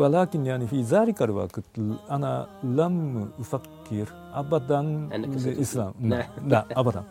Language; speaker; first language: Arabic; non-native, fluent; Japanese